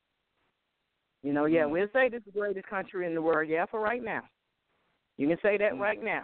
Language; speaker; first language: English; native; English